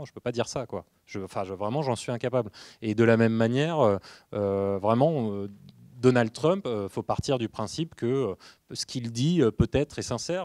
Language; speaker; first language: French; native; French